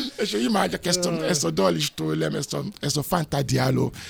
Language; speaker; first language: Hungarian; non-native, learner; Yoruba